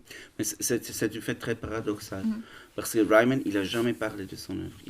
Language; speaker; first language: French; non-native, learner; German